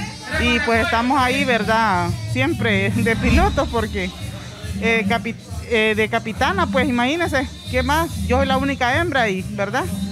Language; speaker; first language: Spanish; native; Spanish